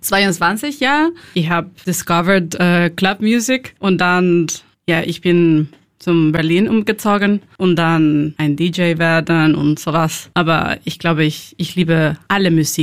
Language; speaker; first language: German; non-native, learner; Spanish